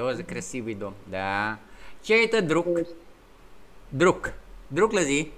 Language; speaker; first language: Russian; non-native, fluent; Vietnamese